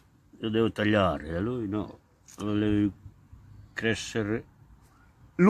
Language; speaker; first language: Italian; non-native, learner; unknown